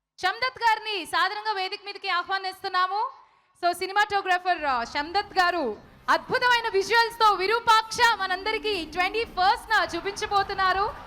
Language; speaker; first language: Telugu; native; Telugu